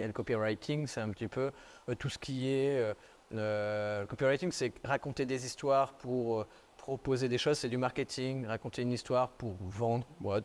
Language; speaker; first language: French; native; French